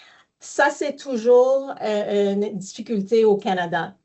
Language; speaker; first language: French; non-native, fluent; English